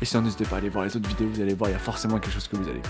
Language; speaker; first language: French; native; French